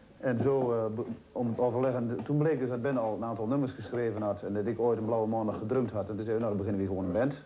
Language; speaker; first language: Dutch; native; Dutch